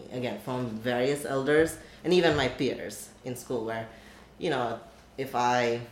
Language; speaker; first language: English; non-native, local second language; Bangla